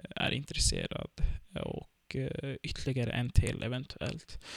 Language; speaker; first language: Swedish; early bilingual, other home language; Turkish